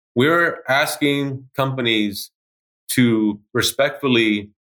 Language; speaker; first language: English; native; English